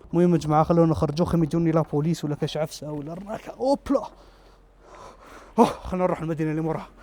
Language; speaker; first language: Arabic; native; Arabic